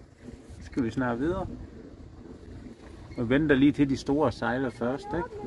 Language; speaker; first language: Danish; native; Danish